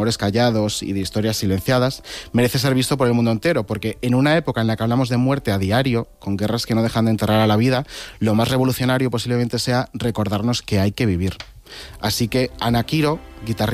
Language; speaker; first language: Spanish; native; Spanish